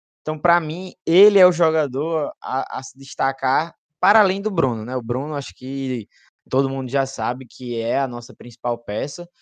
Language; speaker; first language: Portuguese; native; Portuguese